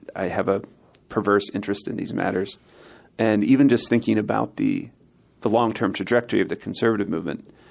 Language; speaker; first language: English; native; English